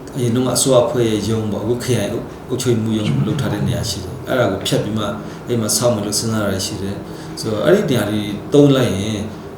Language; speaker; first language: Burmese; non-native, local second language; Hakha Chin